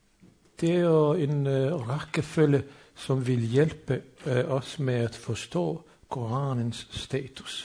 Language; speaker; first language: Swedish; non-native, fluent; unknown